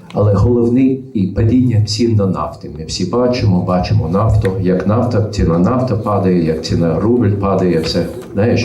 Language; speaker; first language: Ukrainian; early bilingual, heritage; Ukrainian